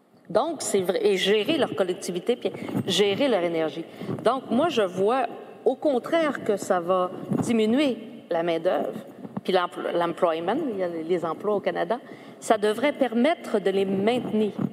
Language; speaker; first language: French; native; French